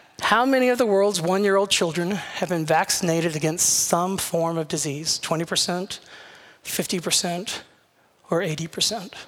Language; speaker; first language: English; native; English